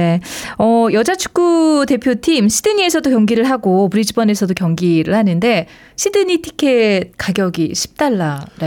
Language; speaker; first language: Korean; native; Korean